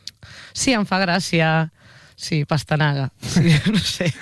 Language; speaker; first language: Catalan; non-native, learner; Spanish